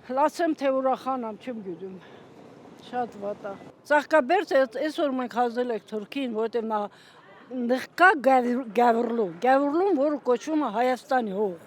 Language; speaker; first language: Armenian; native; Armenian